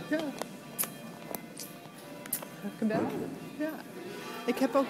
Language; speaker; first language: Dutch; non-native, learner; English